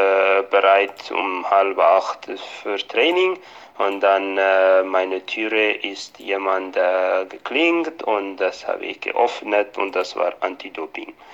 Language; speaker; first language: German; non-native, fluent; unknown